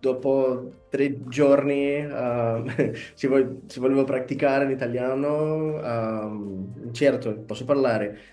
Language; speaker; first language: Italian; non-native, learner; Spanish